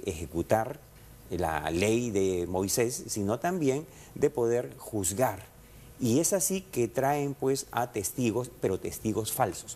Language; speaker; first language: Spanish; native; Spanish